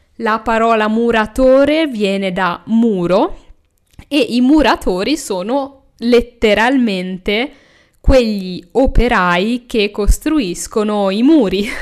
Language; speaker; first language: Italian; native; Italian